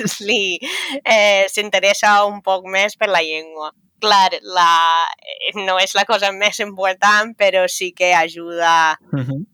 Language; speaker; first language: Catalan; non-native, fluent; English